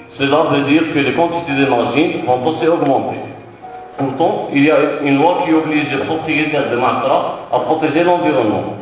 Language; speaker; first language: French; non-native, local second language; Arabic